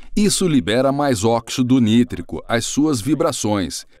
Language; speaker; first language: Portuguese; non-native, fluent; English